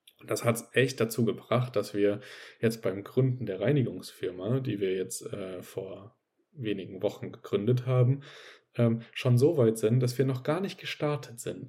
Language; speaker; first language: German; native; German